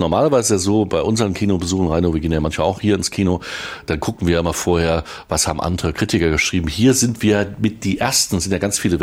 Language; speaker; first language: German; native; German